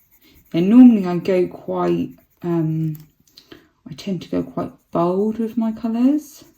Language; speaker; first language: English; native; English